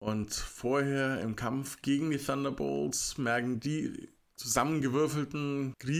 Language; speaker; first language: German; native; German